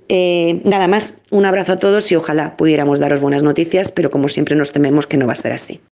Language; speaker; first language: Spanish; native; Spanish